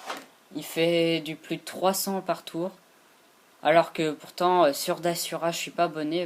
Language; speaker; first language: French; native; French